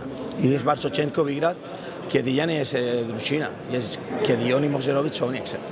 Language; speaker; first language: Polish; non-native, learner; Spanish